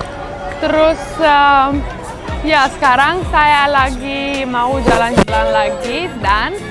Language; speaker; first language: Indonesian; non-native, fluent; Romanian